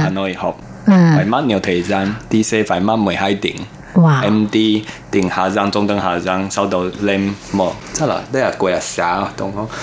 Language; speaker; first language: Vietnamese; non-native, learner; Chinese